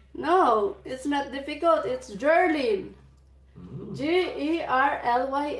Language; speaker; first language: English; non-native, local second language; Cebuano